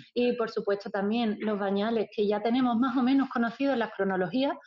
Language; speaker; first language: Spanish; native; Spanish